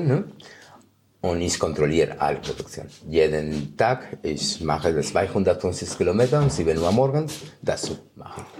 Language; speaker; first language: German; non-native, fluent; Spanish